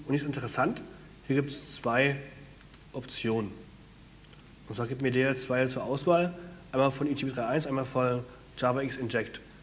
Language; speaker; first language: German; native; German